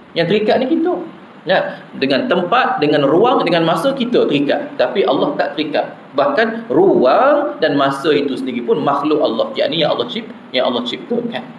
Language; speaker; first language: Malay; native; Malay